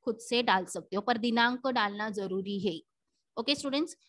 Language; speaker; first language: Hindi; non-native, local second language; Marathi